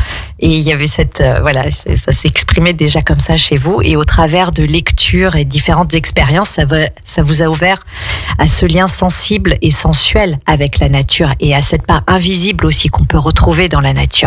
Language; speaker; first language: French; native; French